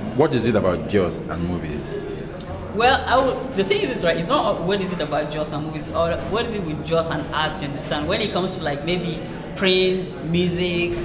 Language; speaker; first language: English; non-native, local second language; Hausa